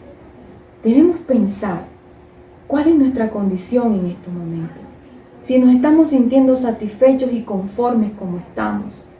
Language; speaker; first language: Spanish; native; Spanish